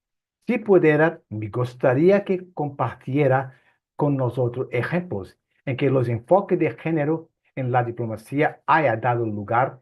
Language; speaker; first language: Spanish; non-native, fluent; Portuguese